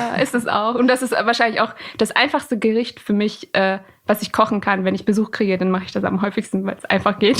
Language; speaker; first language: German; early bilingual, other home language; Persian